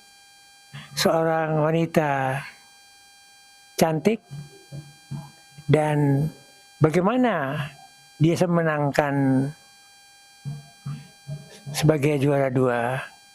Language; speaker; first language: Indonesian; non-native, local second language; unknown